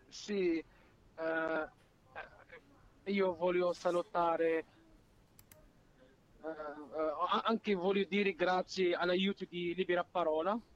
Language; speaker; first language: Italian; non-native, learner; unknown